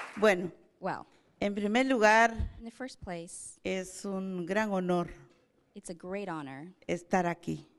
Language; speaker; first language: Spanish; non-native, local second language; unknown